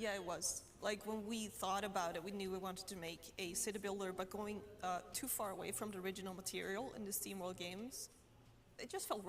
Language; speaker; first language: English; non-native, fluent; Swedish